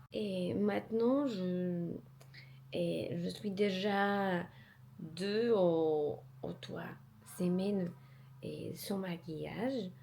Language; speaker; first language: French; non-native, learner; Polish